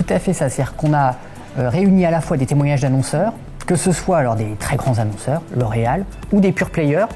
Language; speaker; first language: French; native; French